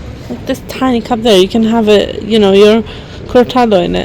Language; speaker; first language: English; non-native, fluent; Polish